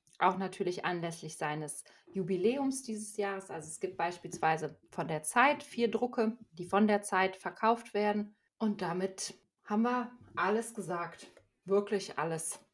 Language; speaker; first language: German; native; German